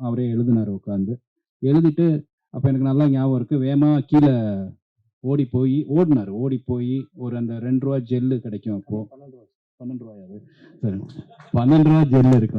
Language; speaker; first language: Tamil; native; Tamil